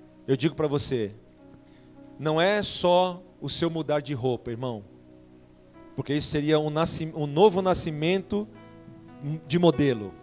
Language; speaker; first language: Portuguese; native; Portuguese